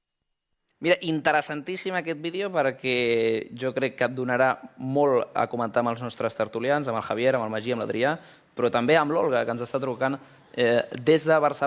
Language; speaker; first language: Catalan; native; Catalan